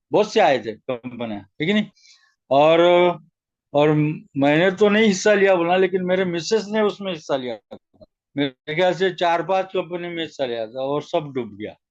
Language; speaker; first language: Hindi; non-native, local second language; Marathi